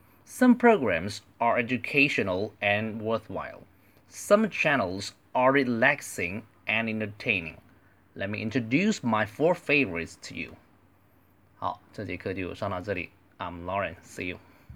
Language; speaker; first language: English; non-native, fluent; Chinese